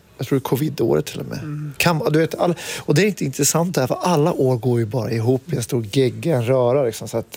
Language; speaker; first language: Swedish; native; Swedish